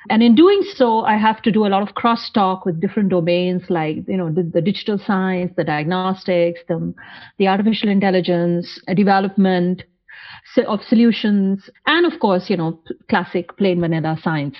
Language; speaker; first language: English; non-native, local second language; Hindi